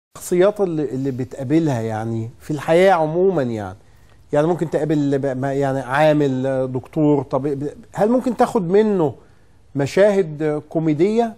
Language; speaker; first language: Arabic; native; Arabic